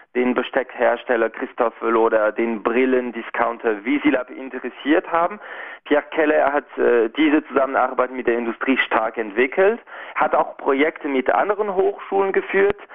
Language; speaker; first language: German; non-native, local second language; French